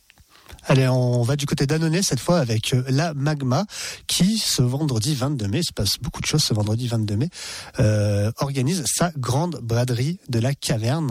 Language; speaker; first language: French; native; French